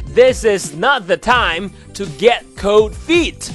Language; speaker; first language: English; non-native, fluent; Chinese